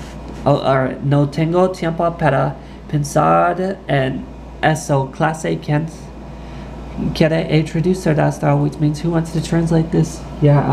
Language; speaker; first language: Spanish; non-native, learner; English